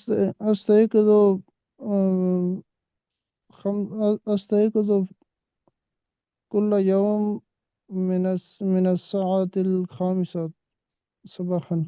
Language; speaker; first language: Arabic; non-native, learner; Urdu